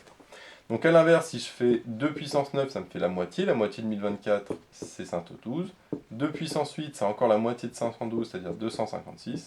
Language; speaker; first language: French; native; French